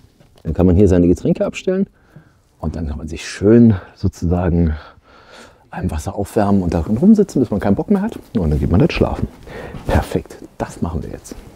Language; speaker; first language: German; native; German